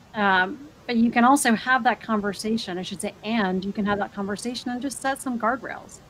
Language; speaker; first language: English; native; English